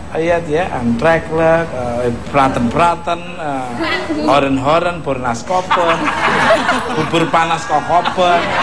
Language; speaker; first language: Indonesian; native; Indonesian